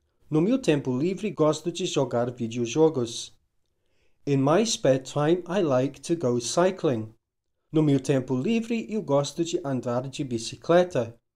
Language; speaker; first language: Portuguese; non-native, fluent; English